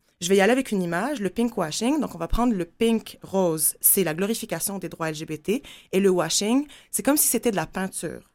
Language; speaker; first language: French; non-native, local second language; Arabic